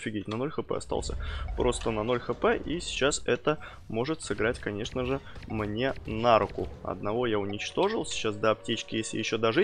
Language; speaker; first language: Russian; native; Russian